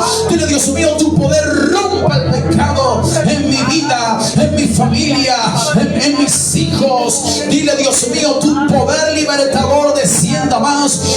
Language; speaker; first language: Spanish; native; Spanish